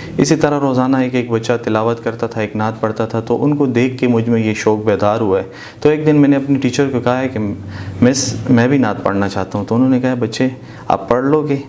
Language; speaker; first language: Urdu; native; Urdu